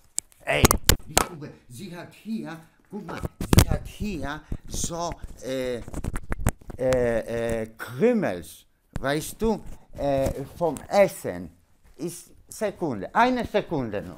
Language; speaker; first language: German; non-native, learner; Polish